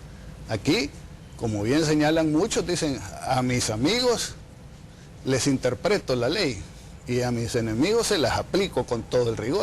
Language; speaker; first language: Spanish; native; Spanish